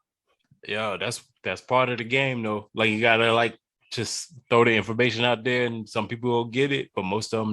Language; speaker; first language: English; native; English